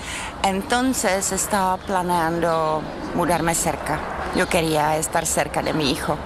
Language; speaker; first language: Spanish; non-native, fluent; Czech